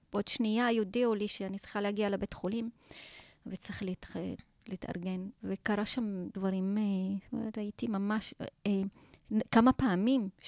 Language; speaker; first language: Hebrew; non-native, local second language; Arabic